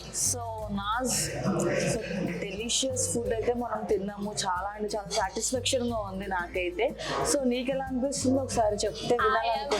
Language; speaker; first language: Telugu; native; Telugu